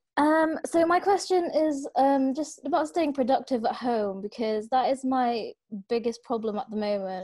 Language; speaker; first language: English; non-native, fluent; Portuguese